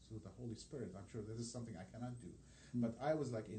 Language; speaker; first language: English; non-native, fluent; Arabic